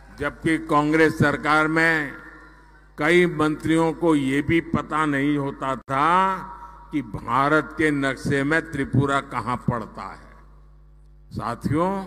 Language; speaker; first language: Hindi; non-native, local second language; Gujarati